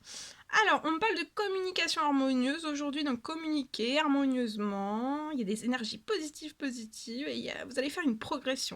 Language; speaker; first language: French; native; French